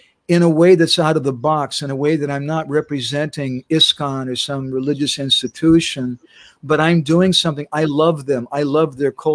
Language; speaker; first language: English; native; English